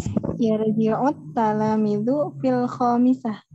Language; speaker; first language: Arabic; non-native, learner; Indonesian